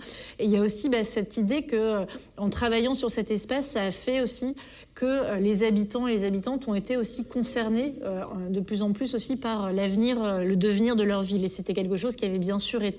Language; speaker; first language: French; native; French